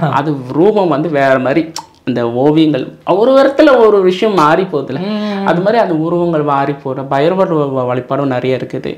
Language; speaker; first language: Tamil; non-native, local second language; Min Nan Chinese